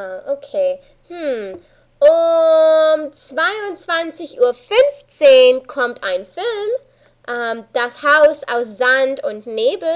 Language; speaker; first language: German; non-native, fluent; English